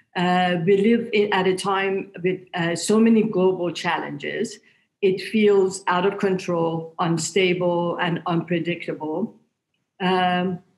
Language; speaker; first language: English; non-native, fluent; Persian